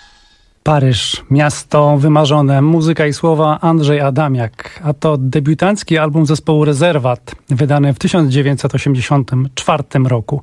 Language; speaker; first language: Polish; native; Polish